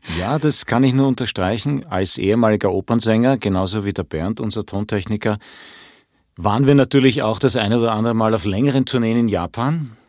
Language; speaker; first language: German; native; German